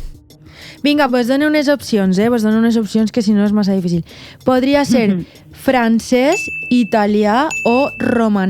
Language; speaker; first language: Catalan; native; Catalan